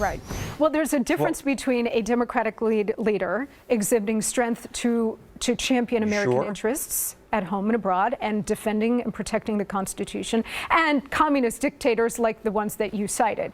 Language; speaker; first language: English; native; English